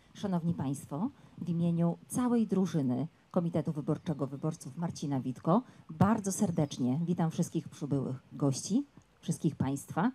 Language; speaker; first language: Polish; native; Polish